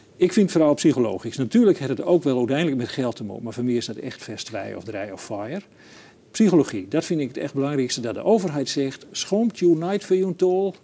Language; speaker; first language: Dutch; native; Dutch